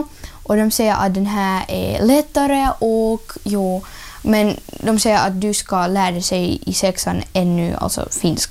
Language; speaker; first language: Swedish; non-native, learner; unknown